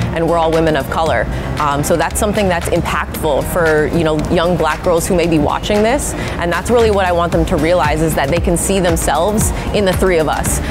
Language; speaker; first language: English; native; English